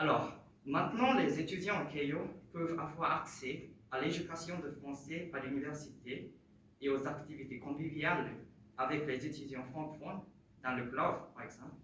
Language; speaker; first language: French; non-native, fluent; Japanese